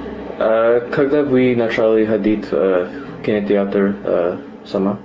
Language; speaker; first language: Russian; non-native, learner; English